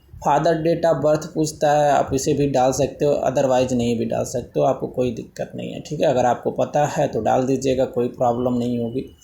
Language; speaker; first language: Hindi; native; Hindi